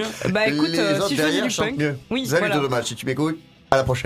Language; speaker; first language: French; native; French